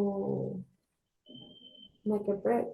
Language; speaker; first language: English; non-native, learner; Spanish